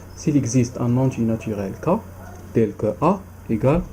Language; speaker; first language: French; non-native, local second language; Arabic